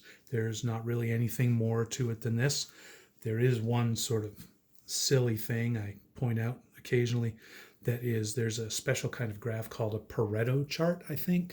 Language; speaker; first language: English; native; English